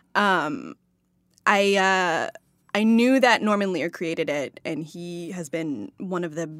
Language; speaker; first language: English; native; English